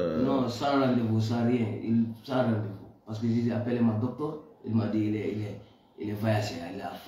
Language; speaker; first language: French; non-native, learner; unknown